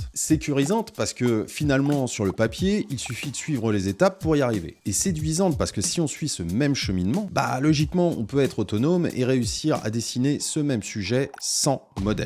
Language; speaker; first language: French; native; French